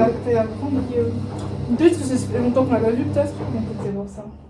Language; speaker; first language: French; native; French